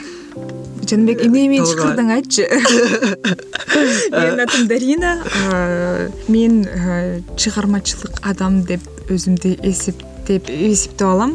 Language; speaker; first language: Kyrgyz; non-native, local second language; Russian